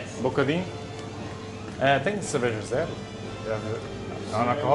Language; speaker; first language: Portuguese; early bilingual, heritage; English